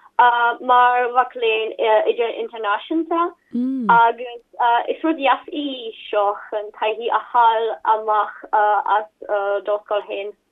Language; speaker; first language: Irish; non-native, learner; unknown